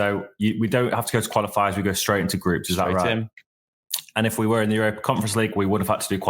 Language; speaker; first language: English; native; English